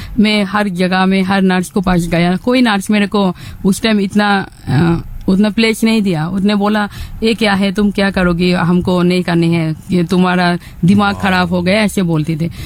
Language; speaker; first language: Hindi; non-native, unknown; Bangla